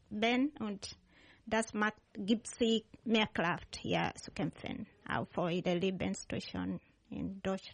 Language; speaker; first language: German; non-native, learner; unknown